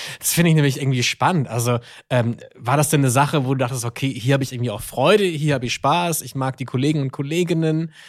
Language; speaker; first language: German; native; German